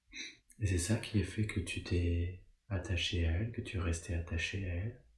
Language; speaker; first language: French; native; French